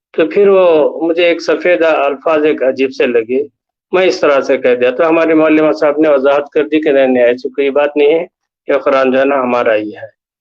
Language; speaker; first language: Urdu; native; Urdu